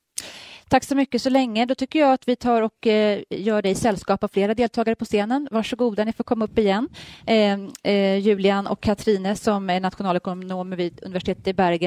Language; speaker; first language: Swedish; native; Swedish